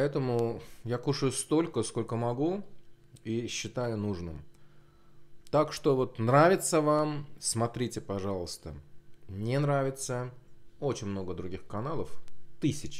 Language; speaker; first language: Russian; non-native, local second language; Azerbaijani